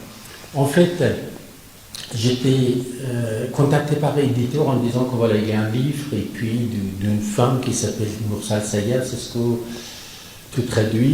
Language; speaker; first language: French; non-native, fluent; Persian